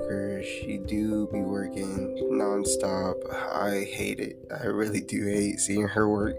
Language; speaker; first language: English; native; English